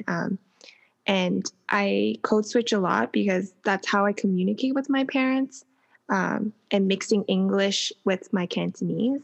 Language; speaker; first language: English; native; English